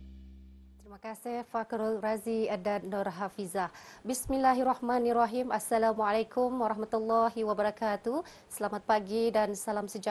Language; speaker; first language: Malay; native; Malay